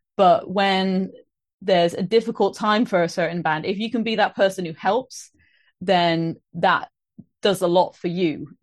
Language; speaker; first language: English; native; English